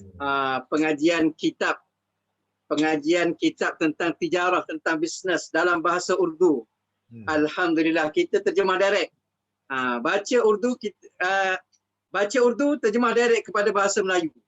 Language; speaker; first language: Malay; native; Malay